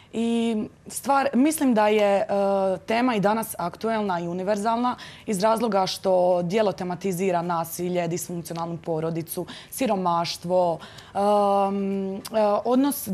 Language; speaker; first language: Croatian; native; Croatian